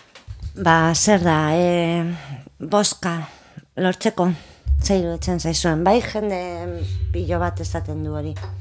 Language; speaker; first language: Basque; non-native, local second language; Spanish